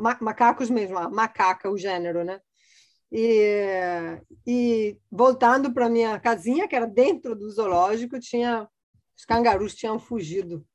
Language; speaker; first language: Portuguese; non-native, fluent; Italian